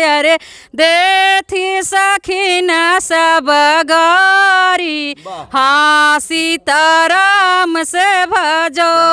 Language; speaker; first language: Hindi; native; Hindi